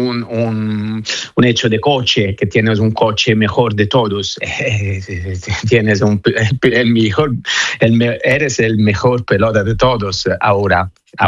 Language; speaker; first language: Spanish; non-native, fluent; Italian